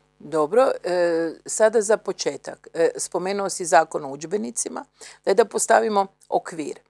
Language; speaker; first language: Croatian; native; Croatian